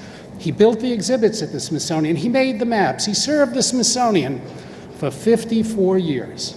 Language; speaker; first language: English; native; English